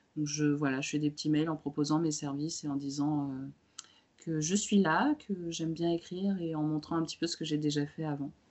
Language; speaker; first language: French; early bilingual, other home language; Romanian